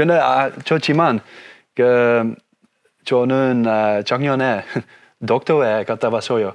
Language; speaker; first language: Korean; non-native, learner; Dutch